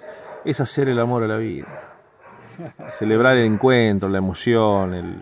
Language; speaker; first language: Spanish; native; Spanish